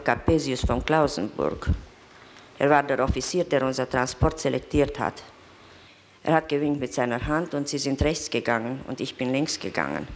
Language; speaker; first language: German; non-native, fluent; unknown